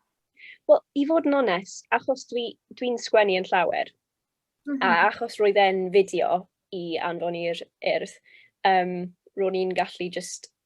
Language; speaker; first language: Welsh; non-native, local second language; English